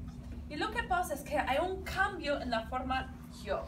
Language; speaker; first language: Spanish; non-native, fluent; English